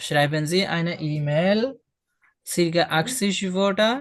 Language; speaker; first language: German; non-native, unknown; Bangla